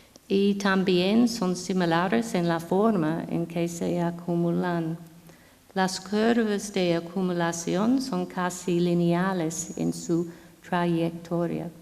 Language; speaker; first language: Spanish; non-native, fluent; English